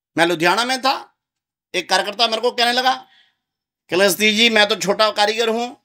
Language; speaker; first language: Hindi; native; Hindi